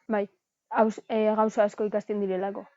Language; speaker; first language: Basque; non-native, local second language; Spanish